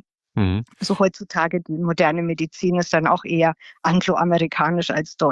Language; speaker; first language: German; native; German